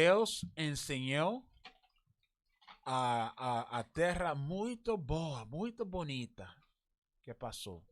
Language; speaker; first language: Portuguese; non-native, learner; English